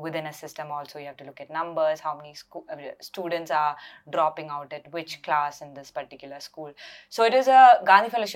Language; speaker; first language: English; non-native, local second language; Malayalam